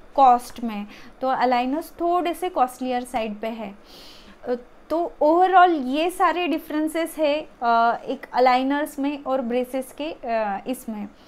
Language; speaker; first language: Hindi; non-native, local second language; Marathi